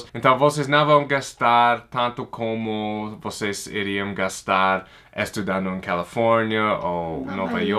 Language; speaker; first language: Portuguese; non-native, fluent; English